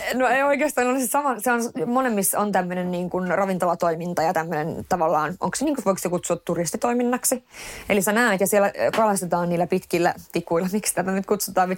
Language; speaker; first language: Finnish; early bilingual, heritage; Finnish